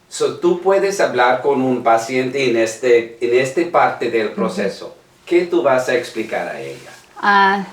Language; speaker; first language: Spanish; non-native, learner; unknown